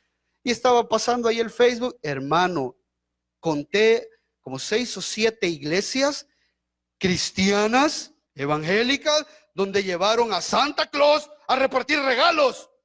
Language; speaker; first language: Spanish; native; Spanish